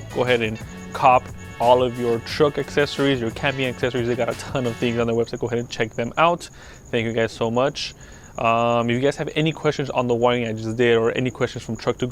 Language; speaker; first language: English; native; English